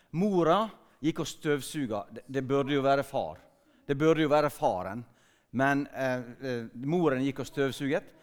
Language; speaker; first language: Norwegian; native; Norwegian